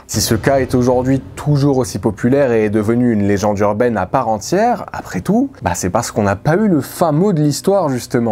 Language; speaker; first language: French; native; French